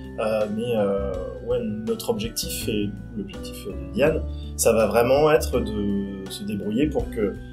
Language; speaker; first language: French; native; French